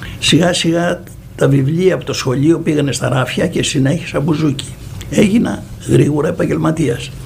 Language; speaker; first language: Greek; native; Greek